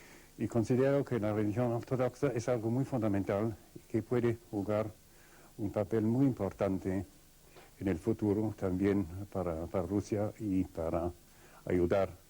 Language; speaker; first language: Spanish; non-native, fluent; Russian